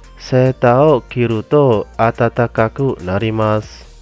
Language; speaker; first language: Japanese; non-native, fluent; Indonesian